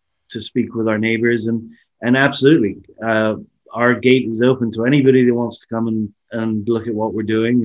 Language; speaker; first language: English; non-native, fluent; Spanish